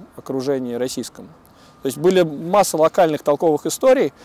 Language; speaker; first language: Russian; native; Russian